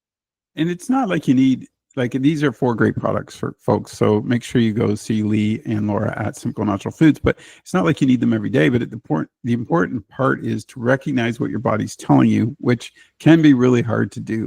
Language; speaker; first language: English; native; English